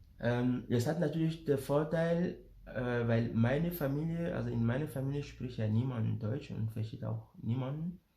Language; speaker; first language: German; non-native, fluent; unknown